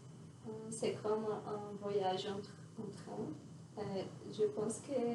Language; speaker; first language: French; non-native, learner; Portuguese